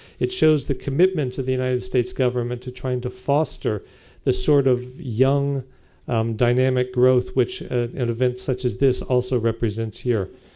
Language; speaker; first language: English; native; English